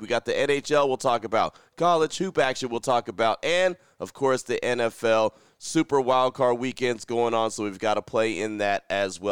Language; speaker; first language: English; native; English